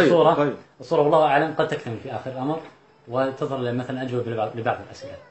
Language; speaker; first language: Arabic; native; Arabic